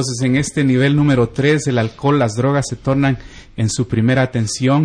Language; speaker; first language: Spanish; native; Spanish